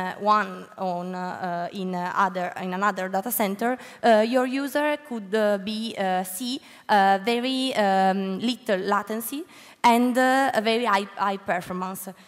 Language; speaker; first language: English; non-native, learner; Italian